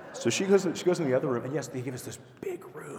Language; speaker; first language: English; native; English